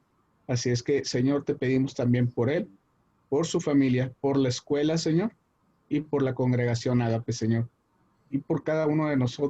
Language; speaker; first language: Spanish; native; Spanish